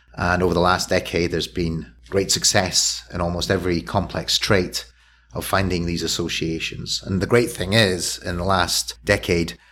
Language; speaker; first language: English; native; English